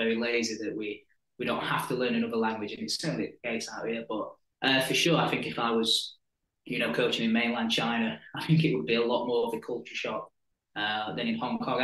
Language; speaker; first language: English; native; English